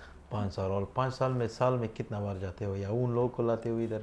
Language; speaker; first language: Hindi; non-native, fluent; Pashto